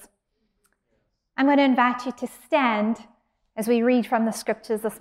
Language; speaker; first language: English; native; English